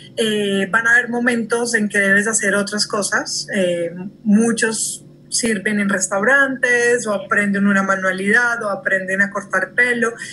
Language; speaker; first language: Spanish; early bilingual, heritage; Spanish